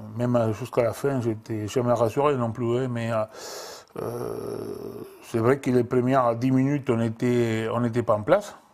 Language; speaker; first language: French; non-native, fluent; Spanish